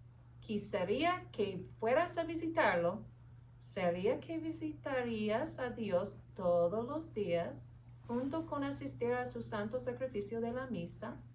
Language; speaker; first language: Spanish; non-native, fluent; English